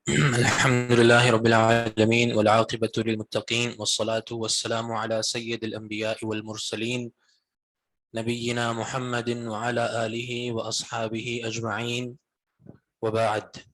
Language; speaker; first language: Arabic; non-native, fluent; Urdu